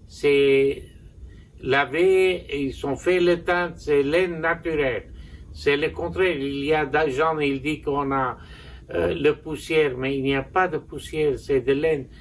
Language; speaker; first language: French; non-native, local second language; Armenian